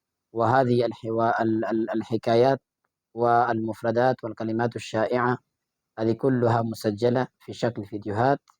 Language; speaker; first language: Arabic; non-native, fluent; Urdu